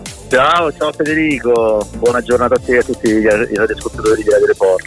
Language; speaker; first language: Italian; native; Italian